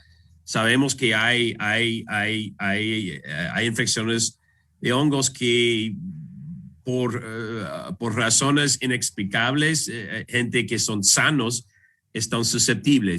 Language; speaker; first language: Spanish; non-native, fluent; English